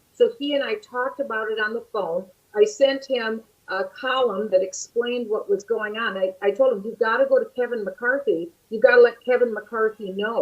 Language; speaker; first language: English; native; English